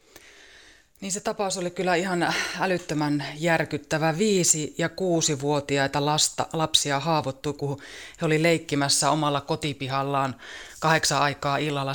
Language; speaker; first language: Finnish; native; Finnish